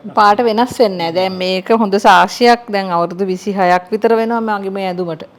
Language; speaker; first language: Sinhala; native; Sinhala